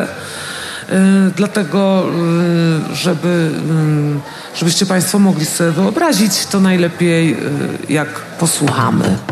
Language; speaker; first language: Polish; native; Polish